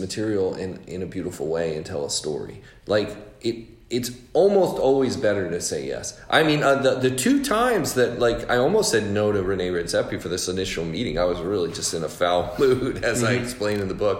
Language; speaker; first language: English; native; English